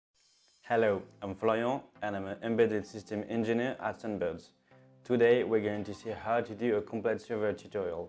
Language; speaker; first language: English; non-native, fluent; French